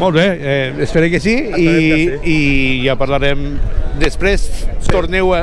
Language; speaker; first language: Catalan; non-native, learner; English